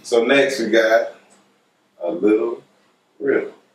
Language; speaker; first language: English; native; English